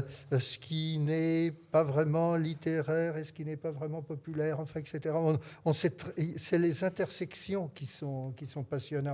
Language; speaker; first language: French; native; French